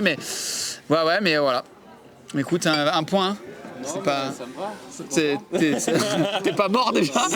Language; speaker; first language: French; native; French